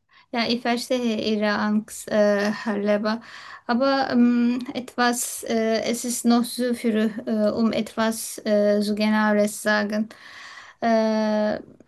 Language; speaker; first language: German; non-native, learner; Turkish